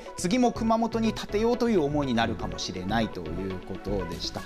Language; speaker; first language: Japanese; native; Japanese